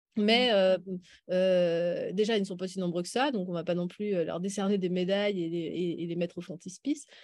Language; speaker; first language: French; native; French